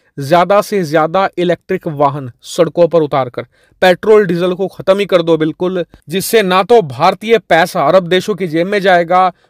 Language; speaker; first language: Hindi; native; Hindi